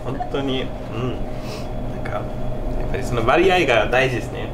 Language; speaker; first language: Japanese; non-native, fluent; English